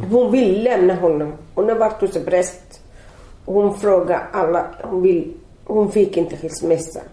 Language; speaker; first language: Swedish; non-native, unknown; Arabic